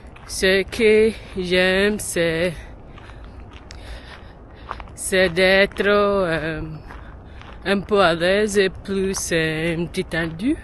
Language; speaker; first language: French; non-native, learner; English